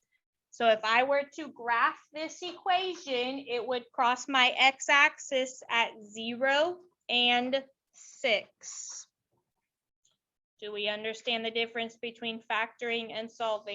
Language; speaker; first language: English; native; English